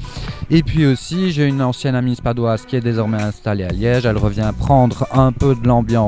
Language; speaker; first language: French; native; French